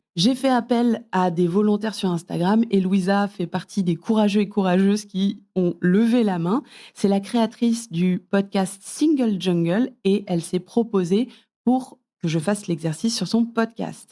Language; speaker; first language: French; native; French